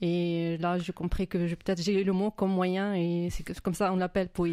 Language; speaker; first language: French; non-native, fluent; Arabic